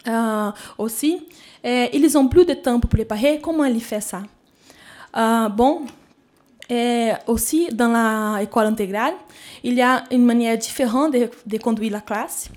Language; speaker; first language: French; non-native, fluent; Portuguese